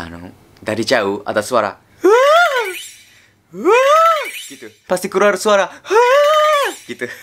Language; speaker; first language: Indonesian; non-native, fluent; Japanese